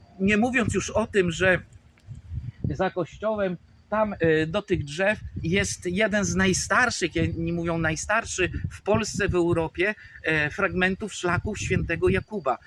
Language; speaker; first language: Polish; native; Polish